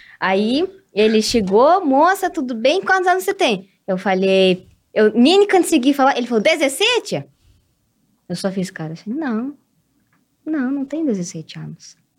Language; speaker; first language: Portuguese; non-native, fluent; Russian